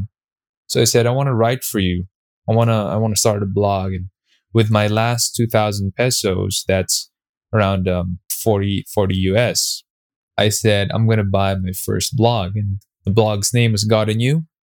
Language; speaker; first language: English; non-native, local second language; Filipino